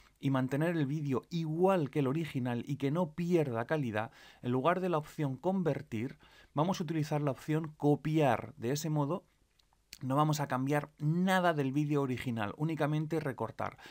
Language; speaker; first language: Spanish; native; Spanish